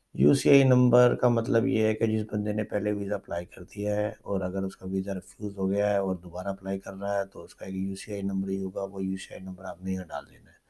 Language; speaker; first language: Urdu; non-native, local second language; Saraiki